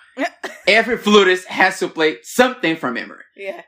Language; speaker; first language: English; non-native, fluent; Portuguese